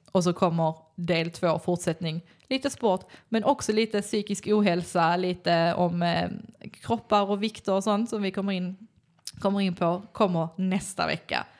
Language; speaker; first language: Swedish; native; Swedish